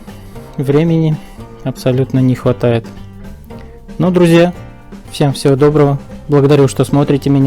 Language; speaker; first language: Russian; native; Russian